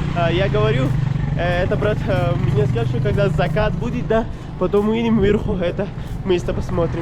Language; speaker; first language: Russian; non-native, learner; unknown